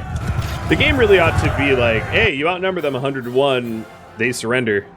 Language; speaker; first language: English; native; English